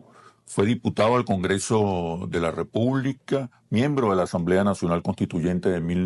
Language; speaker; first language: Spanish; native; Spanish